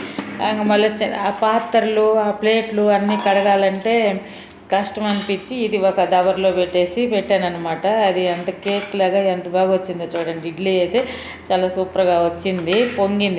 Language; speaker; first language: Telugu; native; Telugu